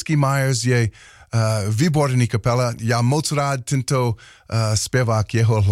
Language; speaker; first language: Czech; non-native, learner; English